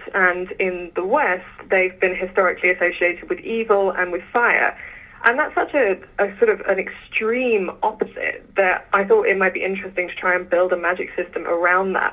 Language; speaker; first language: English; native; English